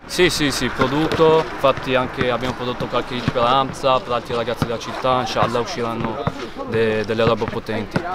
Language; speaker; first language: Italian; early bilingual, other home language; Arabic